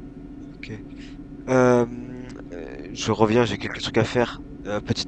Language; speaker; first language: French; native; French